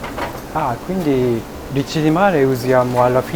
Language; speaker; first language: Italian; non-native, learner; Japanese